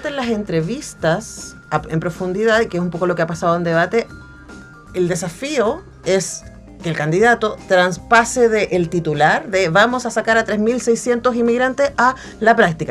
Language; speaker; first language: Spanish; native; Spanish